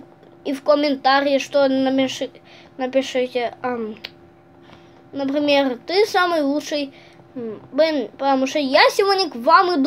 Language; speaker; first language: Russian; early bilingual, heritage; Russian